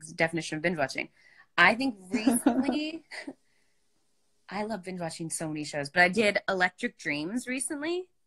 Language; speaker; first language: English; native; English